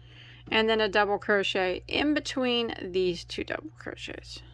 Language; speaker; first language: English; native; English